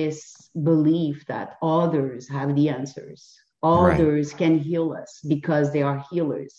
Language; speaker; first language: English; non-native, fluent; French